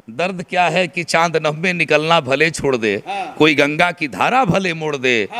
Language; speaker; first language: Hindi; native; Hindi